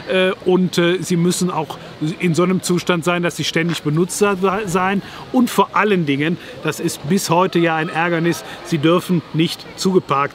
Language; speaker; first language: German; native; German